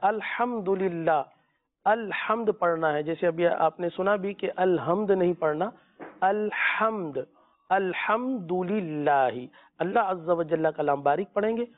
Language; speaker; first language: Urdu; native; Urdu